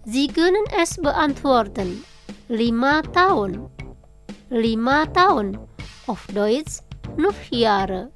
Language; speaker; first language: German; non-native, fluent; Indonesian